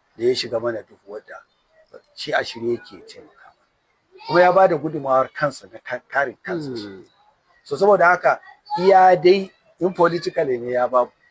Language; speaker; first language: Hausa; native; Hausa